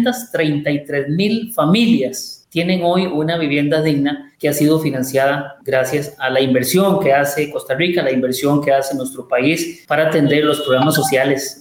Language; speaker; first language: Spanish; native; Spanish